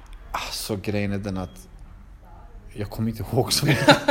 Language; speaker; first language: Swedish; early bilingual, other home language; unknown